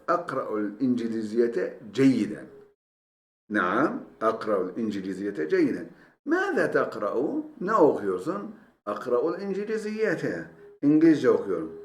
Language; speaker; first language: Arabic; non-native, fluent; Turkish